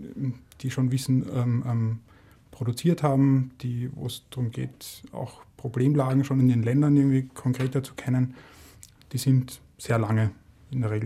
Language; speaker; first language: German; native; German